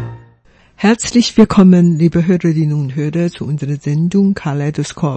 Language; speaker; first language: German; non-native, fluent; Chinese